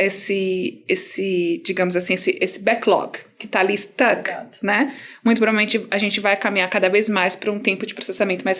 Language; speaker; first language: Portuguese; native; Portuguese